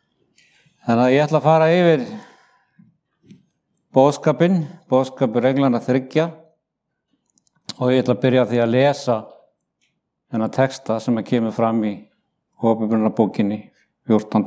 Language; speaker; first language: Icelandic; native; Icelandic